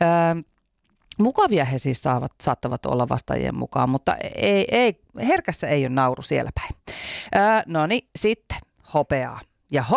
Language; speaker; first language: Finnish; native; Finnish